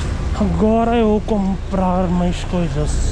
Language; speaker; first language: Portuguese; non-native, learner; Hindi